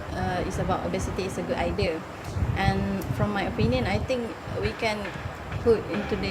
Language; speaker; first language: English; non-native, learner; Malay